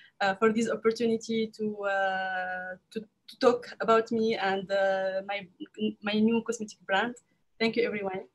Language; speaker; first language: English; non-native, learner; French